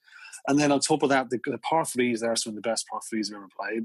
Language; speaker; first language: English; native; English